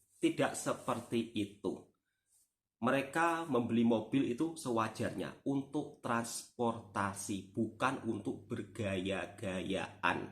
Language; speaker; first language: Indonesian; native; Indonesian